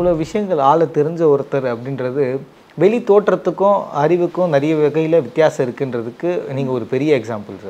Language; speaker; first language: Tamil; native; Tamil